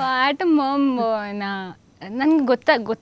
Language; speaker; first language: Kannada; non-native, fluent; Hindi